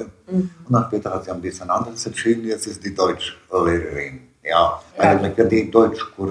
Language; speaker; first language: German; non-native, fluent; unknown